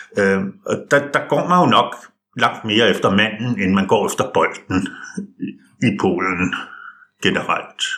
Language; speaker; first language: Danish; native; Danish